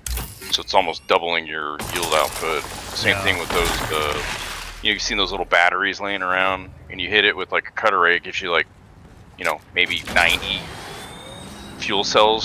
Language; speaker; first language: English; native; English